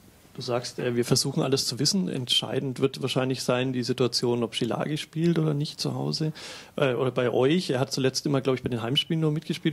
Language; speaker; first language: German; native; German